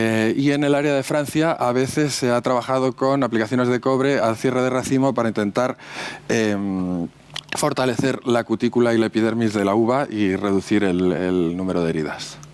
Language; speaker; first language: Spanish; native; Spanish